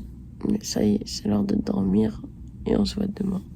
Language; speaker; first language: French; native; French